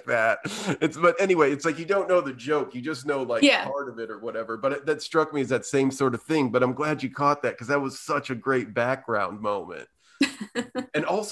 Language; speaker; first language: English; native; English